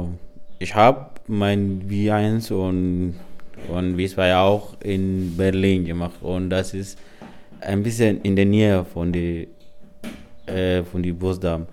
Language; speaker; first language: German; non-native, learner; Arabic